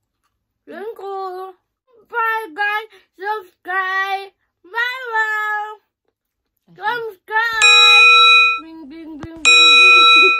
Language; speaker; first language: English; non-native, learner; Korean